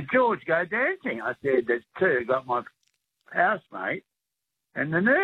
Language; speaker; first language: English; native; English